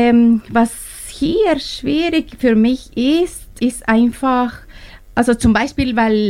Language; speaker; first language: German; non-native, learner; Spanish